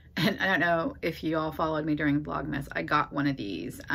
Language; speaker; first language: English; native; English